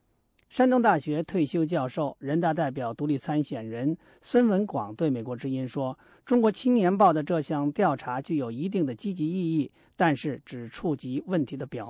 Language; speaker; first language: Chinese; native; Chinese